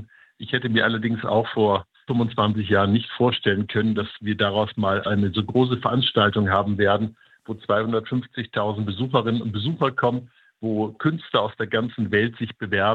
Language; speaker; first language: German; native; German